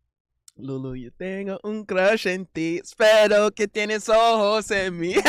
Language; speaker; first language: Spanish; non-native, learner; English